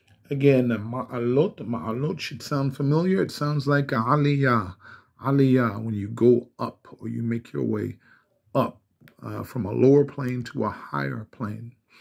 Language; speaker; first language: English; native; English